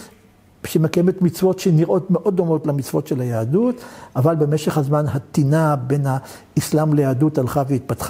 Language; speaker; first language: Hebrew; native; Hebrew